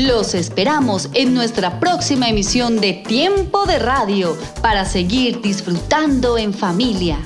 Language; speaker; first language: Spanish; native; Spanish